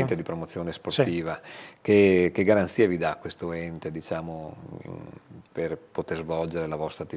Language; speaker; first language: Italian; native; Italian